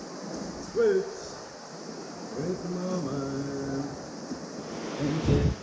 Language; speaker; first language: English; non-native, learner; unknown